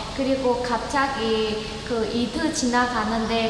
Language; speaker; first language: Korean; non-native, learner; Vietnamese